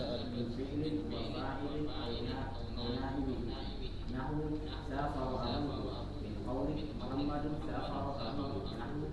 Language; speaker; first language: Arabic; non-native, learner; Indonesian